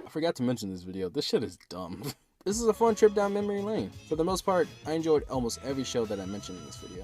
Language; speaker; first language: English; native; English